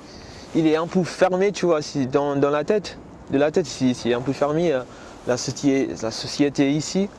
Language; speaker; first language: French; non-native, learner; English